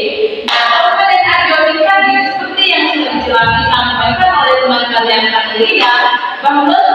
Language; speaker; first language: Indonesian; native; Indonesian